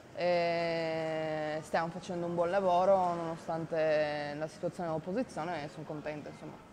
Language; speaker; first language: Italian; native; Italian